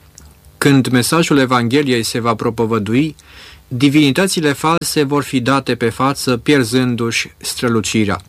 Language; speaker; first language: Romanian; native; Romanian